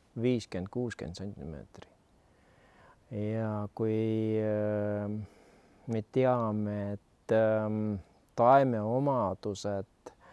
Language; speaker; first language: Estonian; non-native, local second language; Russian